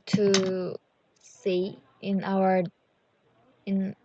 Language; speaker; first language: English; non-native, learner; Korean